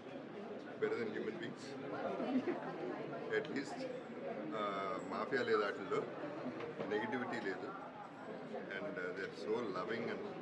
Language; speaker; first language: Telugu; native; Telugu